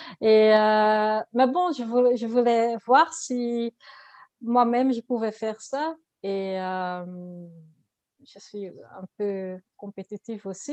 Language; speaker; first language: French; non-native, learner; Dutch